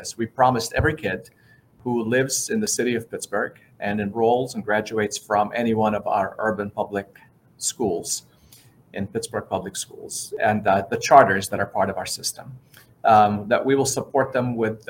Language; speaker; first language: English; non-native, fluent; Arabic